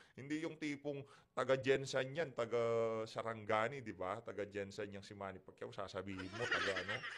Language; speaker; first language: Filipino; native; Filipino